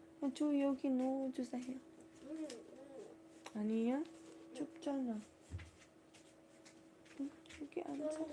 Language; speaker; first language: Korean; non-native, learner; Cebuano